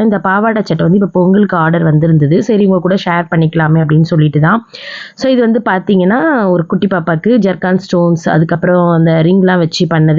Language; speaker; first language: Tamil; native; Tamil